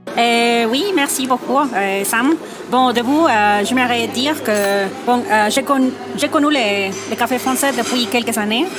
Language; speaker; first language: French; non-native, fluent; Spanish